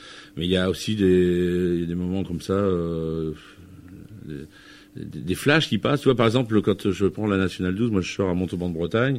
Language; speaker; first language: French; native; French